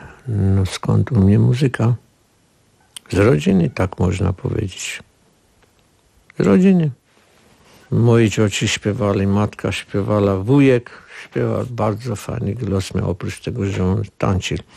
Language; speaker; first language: Polish; non-native, learner; Armenian